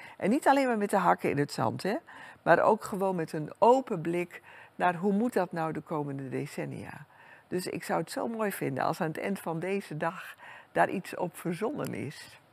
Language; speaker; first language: Dutch; native; Dutch